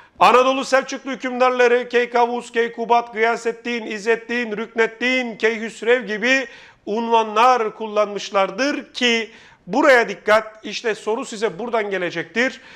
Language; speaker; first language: Turkish; native; Turkish